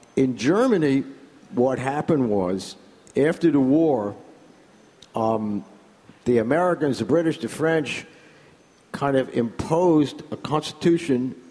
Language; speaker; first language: English; native; English